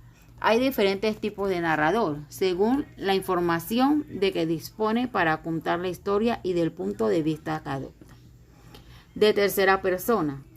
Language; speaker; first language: Spanish; native; Spanish